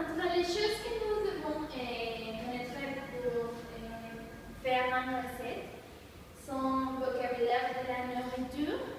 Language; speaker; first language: French; non-native, learner; Spanish